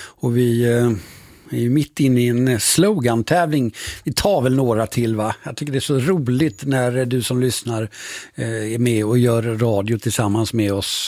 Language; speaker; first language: Swedish; native; Swedish